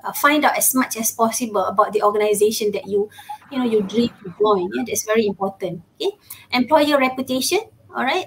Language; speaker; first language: English; non-native, local second language; Malay